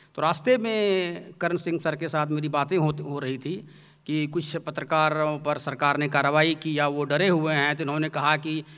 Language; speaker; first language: Hindi; native; Hindi